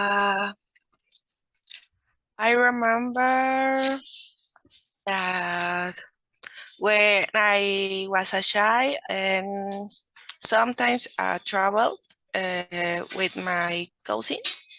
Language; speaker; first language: English; non-native, learner; Spanish